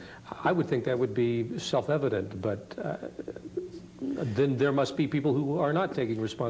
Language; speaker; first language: English; native; English